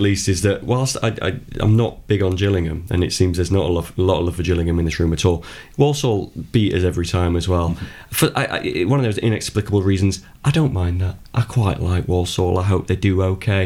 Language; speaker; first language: English; native; English